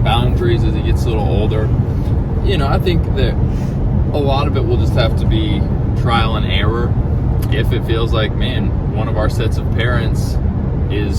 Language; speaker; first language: English; native; English